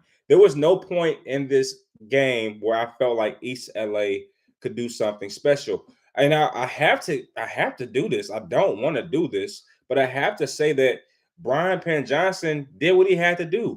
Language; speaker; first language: English; native; English